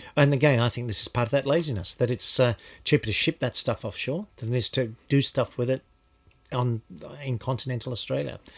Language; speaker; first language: English; native; English